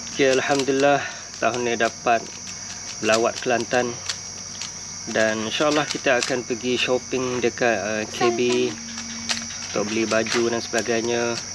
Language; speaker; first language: Malay; non-native, fluent; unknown